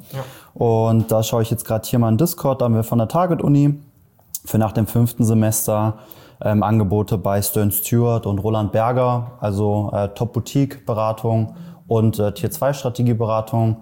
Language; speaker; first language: German; native; German